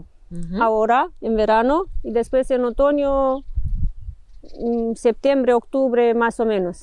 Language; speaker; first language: Spanish; non-native, fluent; Romanian